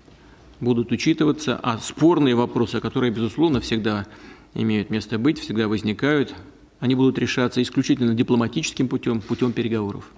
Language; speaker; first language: Russian; native; Russian